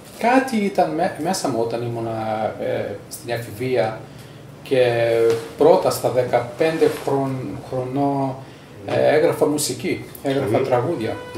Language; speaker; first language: Greek; early bilingual, heritage; Greek